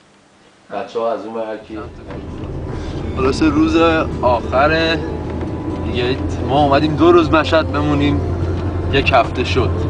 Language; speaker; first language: Persian; native; Persian